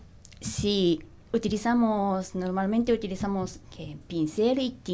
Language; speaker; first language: Spanish; non-native, learner; Japanese